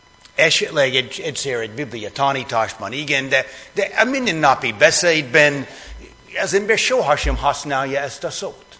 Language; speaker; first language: Hungarian; non-native, fluent; English